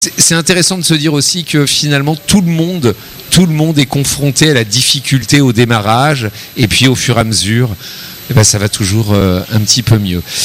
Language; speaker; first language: French; native; French